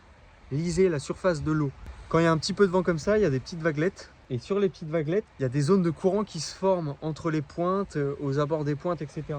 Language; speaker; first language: French; native; French